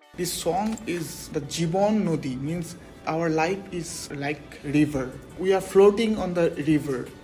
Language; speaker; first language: English; non-native, local second language; Bangla